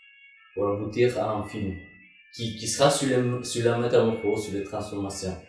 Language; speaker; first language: French; non-native, fluent; Albanian